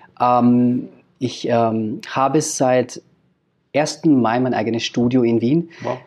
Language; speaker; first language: German; early bilingual, other home language; Filipino